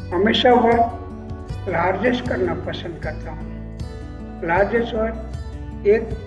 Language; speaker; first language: Hindi; non-native, local second language; Gujarati